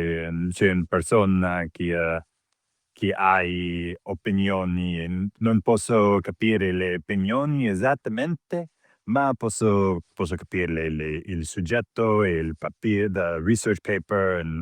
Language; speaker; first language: Italian; non-native, learner; English